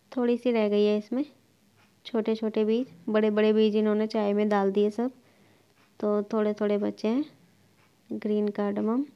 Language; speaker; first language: Hindi; native; Hindi